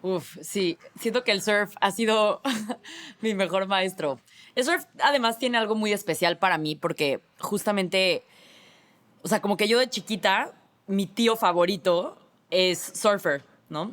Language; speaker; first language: Spanish; native; Spanish